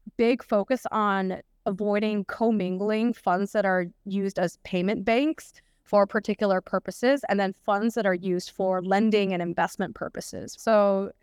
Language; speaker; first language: English; native; English